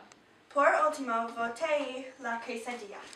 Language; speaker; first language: Spanish; non-native, learner; English